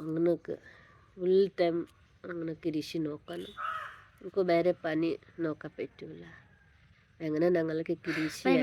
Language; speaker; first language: Malayalam; non-native, learner; Hindi